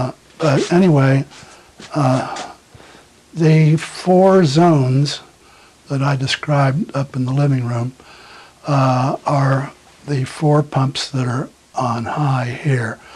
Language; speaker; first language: English; native; English